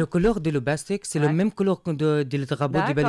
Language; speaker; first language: French; non-native, learner; Arabic